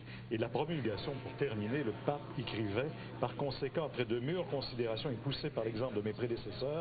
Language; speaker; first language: French; native; French